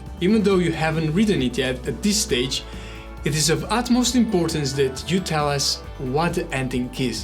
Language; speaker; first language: English; non-native, fluent; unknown